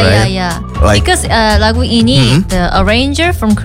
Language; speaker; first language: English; non-native, learner; Korean